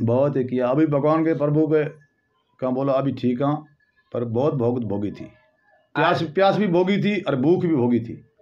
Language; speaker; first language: Hindi; native; Hindi